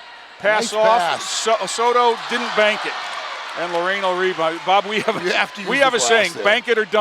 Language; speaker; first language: English; native; English